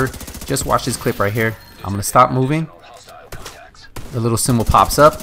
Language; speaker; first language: English; native; English